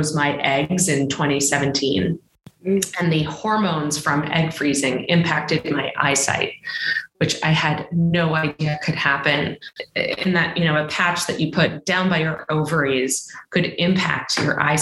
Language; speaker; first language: English; native; English